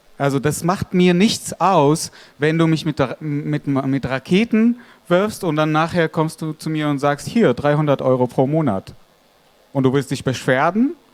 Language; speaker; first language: German; non-native, fluent; Arabic